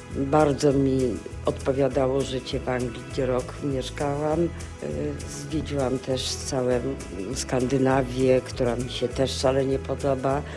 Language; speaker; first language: Polish; native; Polish